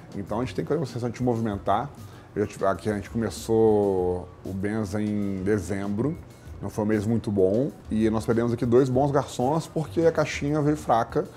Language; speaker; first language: Portuguese; native; Portuguese